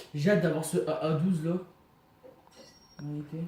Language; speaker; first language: French; native; French